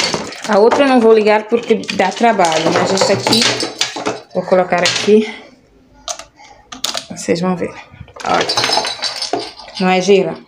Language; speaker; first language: Portuguese; non-native, local second language; Kabuverdianu